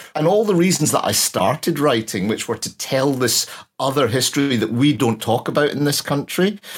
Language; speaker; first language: English; native; English